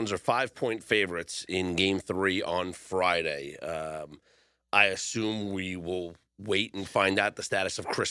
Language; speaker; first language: English; native; English